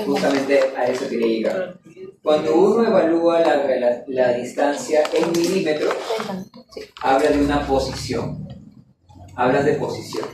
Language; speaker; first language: Spanish; native; Spanish